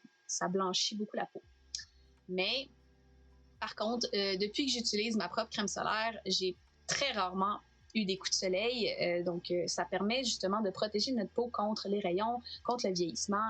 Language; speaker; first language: French; native; French